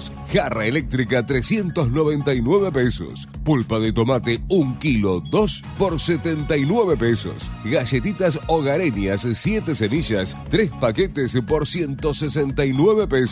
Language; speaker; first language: Spanish; native; Spanish